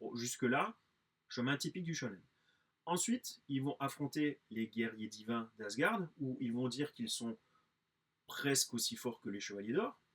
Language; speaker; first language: French; native; French